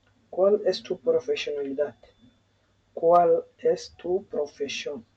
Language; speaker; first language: Spanish; non-native, learner; Somali